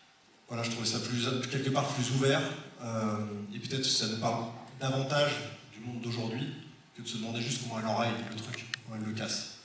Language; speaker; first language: French; native; French